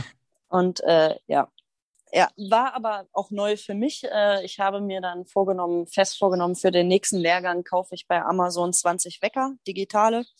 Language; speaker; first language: German; native; German